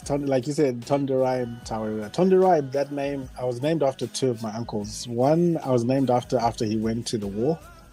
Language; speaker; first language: English; non-native, local second language; Shona